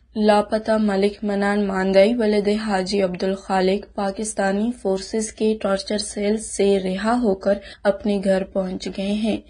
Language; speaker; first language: Urdu; non-native, local second language; Baluchi